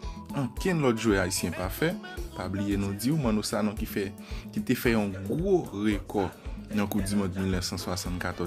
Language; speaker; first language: French; non-native, learner; Haitian Creole